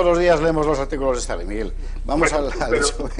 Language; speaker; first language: Spanish; native; Spanish